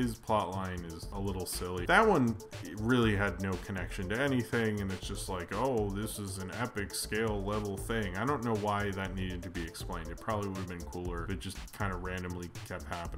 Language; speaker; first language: English; native; English